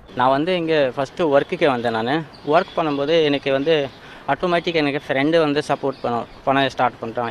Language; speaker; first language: Tamil; non-native, local second language; Hindi